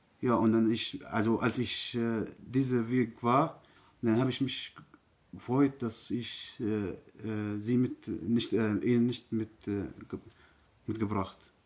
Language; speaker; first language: German; non-native, learner; Arabic